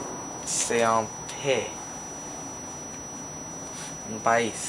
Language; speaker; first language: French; non-native, learner; Spanish